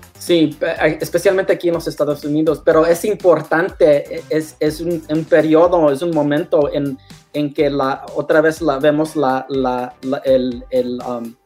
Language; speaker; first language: Spanish; non-native, learner; English